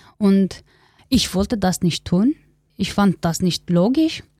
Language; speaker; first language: German; non-native, learner; Kurdish